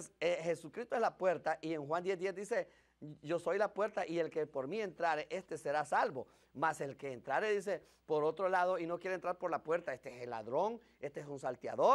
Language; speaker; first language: Spanish; native; Spanish